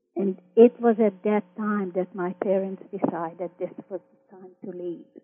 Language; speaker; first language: English; early bilingual, other home language; Hungarian